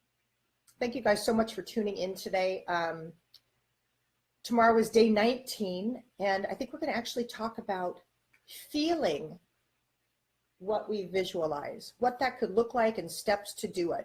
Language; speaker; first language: English; native; English